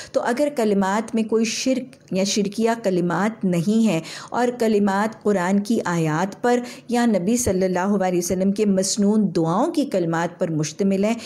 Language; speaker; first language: Urdu; native; Urdu